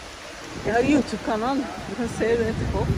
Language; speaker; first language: Norwegian; non-native, learner; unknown